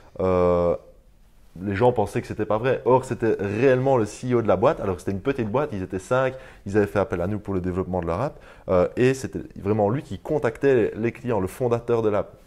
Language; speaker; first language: French; native; French